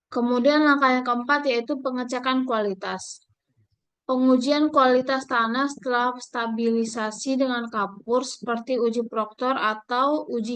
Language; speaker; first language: Indonesian; native; Indonesian